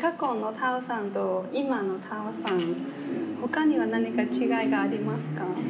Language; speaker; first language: Japanese; non-native, fluent; Vietnamese